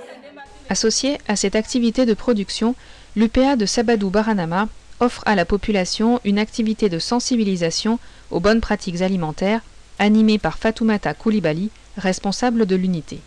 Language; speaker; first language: French; native; French